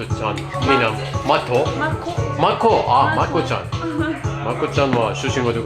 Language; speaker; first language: Japanese; non-native, learner; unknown